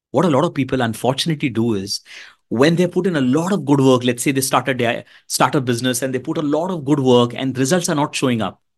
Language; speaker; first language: English; non-native, local second language; Hindi